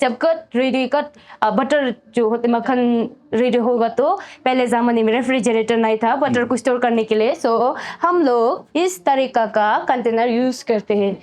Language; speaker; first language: Hindi; non-native, fluent; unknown